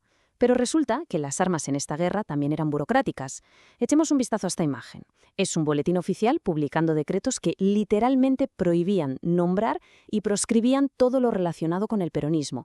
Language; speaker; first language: Spanish; native; Spanish